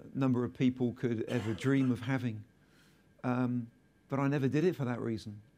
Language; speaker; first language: English; native; English